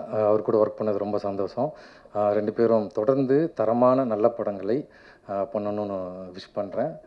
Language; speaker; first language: Tamil; native; Tamil